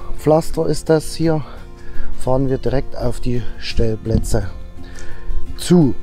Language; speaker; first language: German; native; German